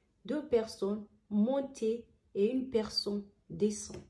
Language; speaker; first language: French; non-native, learner; Somali